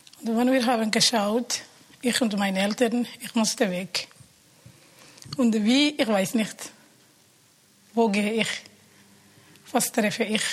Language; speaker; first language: German; non-native, learner; Somali